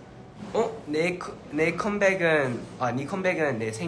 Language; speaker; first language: Korean; early bilingual, heritage; Korean